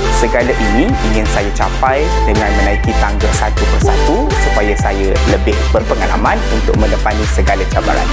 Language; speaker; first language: Malay; native; Malay